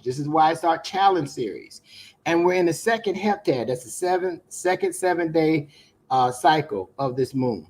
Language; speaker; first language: English; native; English